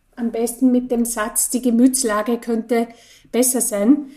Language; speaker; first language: German; native; German